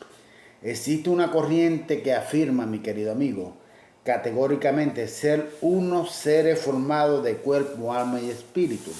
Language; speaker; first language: Spanish; native; Spanish